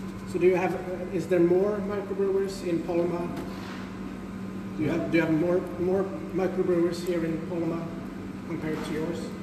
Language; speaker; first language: English; non-native, fluent; Swedish